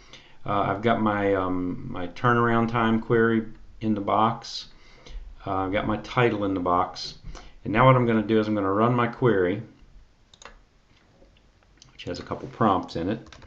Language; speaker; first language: English; native; English